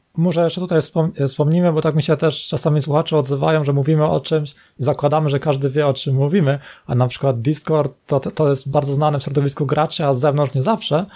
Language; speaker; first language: Polish; native; Polish